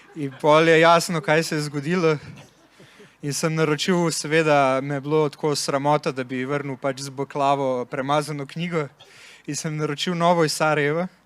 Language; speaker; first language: Slovenian; early bilingual, other home language; Bosnian